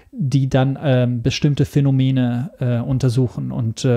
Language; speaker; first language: German; non-native, fluent; Italian